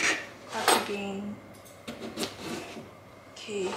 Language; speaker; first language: English; non-native, learner; Japanese